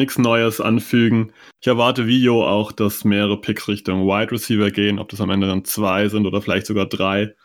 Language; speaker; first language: German; native; German